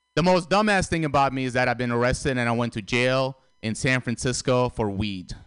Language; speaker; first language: English; early bilingual, other home language; Russian